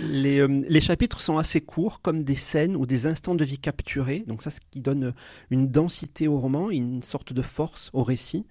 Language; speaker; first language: French; native; French